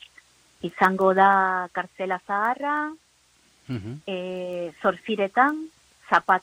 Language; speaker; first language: Basque; non-native, learner; Spanish